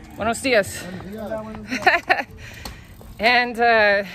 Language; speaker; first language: English; native; English